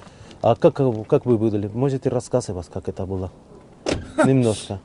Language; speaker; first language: Russian; non-native, fluent; Spanish